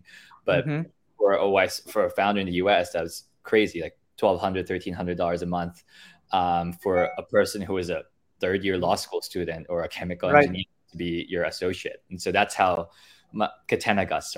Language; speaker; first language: English; non-native, local second language; Filipino